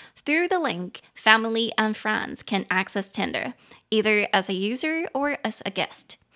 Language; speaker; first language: English; non-native, fluent; Chinese